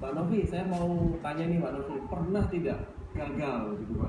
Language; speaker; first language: Indonesian; native; Indonesian